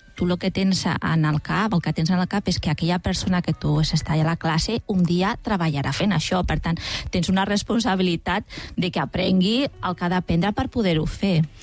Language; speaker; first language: Catalan; native; Catalan